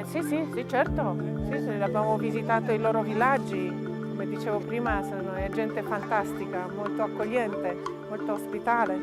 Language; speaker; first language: Italian; non-native, fluent; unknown